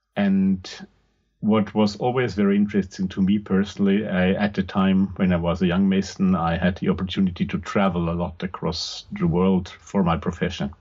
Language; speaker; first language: English; non-native, fluent; German